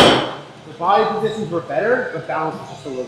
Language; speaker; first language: English; native; English